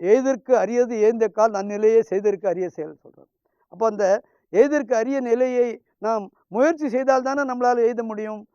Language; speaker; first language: Tamil; non-native, local second language; Hindi